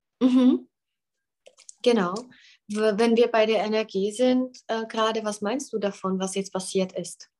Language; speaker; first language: German; non-native, fluent; Czech